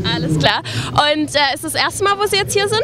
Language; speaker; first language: German; native; German